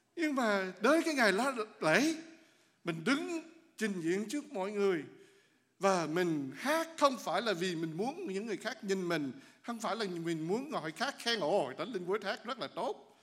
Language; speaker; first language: Vietnamese; native; Vietnamese